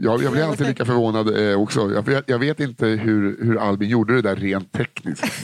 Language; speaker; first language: Swedish; native; Swedish